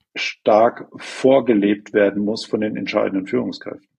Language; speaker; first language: German; native; German